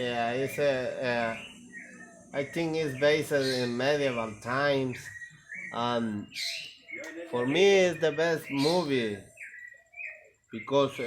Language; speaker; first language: English; non-native, learner; Spanish